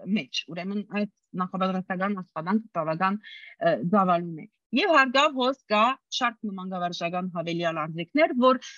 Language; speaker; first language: Armenian; early bilingual, heritage; Armenian